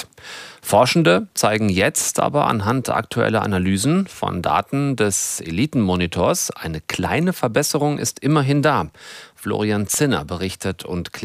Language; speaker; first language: German; native; German